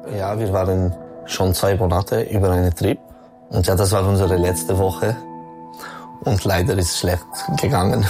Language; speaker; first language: German; non-native, learner; Albanian